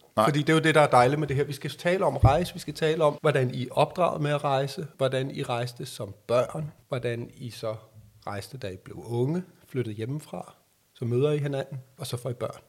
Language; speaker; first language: Danish; native; Danish